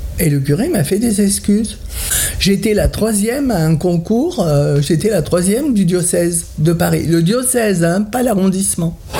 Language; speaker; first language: French; early bilingual, other home language; Italian